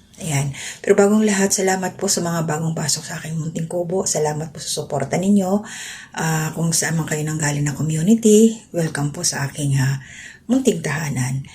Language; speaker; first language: Filipino; non-native, local second language; Waray